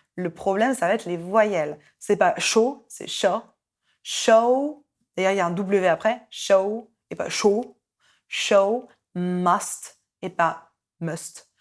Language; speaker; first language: French; native; French